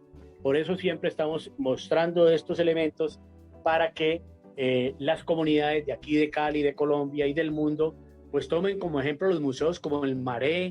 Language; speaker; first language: Spanish; native; Spanish